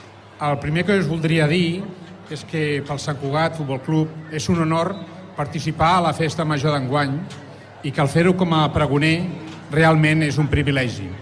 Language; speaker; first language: Catalan; native; Catalan